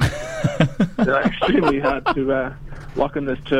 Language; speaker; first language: English; native; English